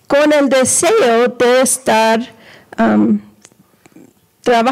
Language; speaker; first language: Spanish; early bilingual, heritage; Spanish